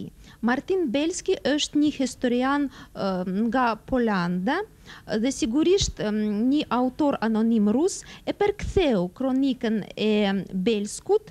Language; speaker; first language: Albanian; non-native, fluent; Russian